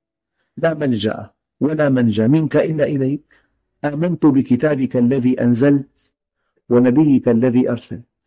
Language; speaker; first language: Arabic; native; Arabic